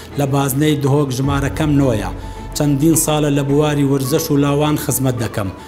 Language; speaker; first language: Central Kurdish; non-native, local second language; Kurdish